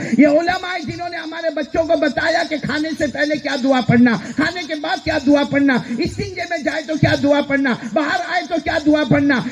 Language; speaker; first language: Urdu; non-native, local second language; Gujarati